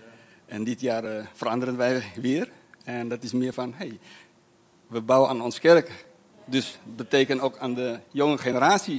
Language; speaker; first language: Dutch; non-native, fluent; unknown